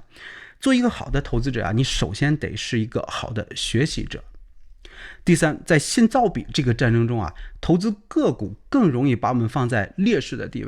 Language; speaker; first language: Chinese; native; Chinese